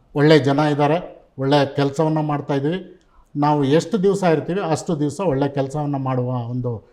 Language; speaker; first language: Kannada; non-native, local second language; Urdu